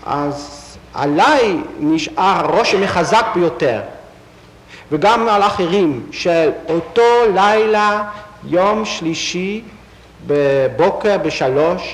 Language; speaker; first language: Hebrew; non-native, fluent; Dutch